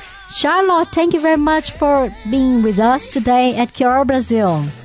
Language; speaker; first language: English; non-native, fluent; Portuguese